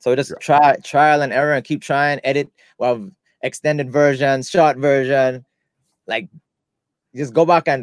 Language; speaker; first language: English; native; English